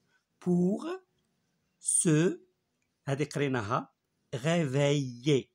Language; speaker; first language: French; non-native, local second language; Arabic